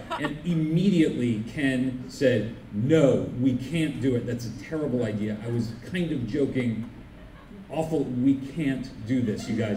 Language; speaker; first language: English; native; English